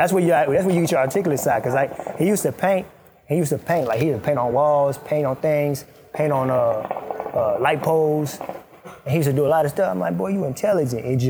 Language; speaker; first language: English; non-native, fluent; Arabic